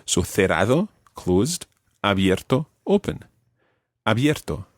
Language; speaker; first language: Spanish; non-native, fluent; English